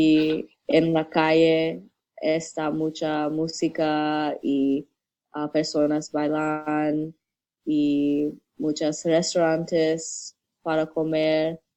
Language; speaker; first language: Spanish; non-native, learner; English